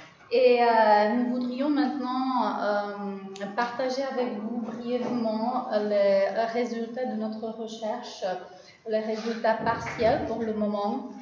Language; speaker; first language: French; non-native, fluent; Czech